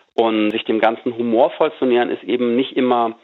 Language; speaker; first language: German; native; German